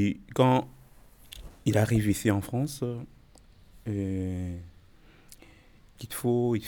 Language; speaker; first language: French; non-native, learner; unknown